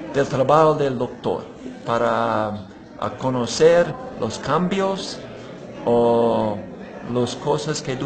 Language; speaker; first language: Spanish; non-native, fluent; English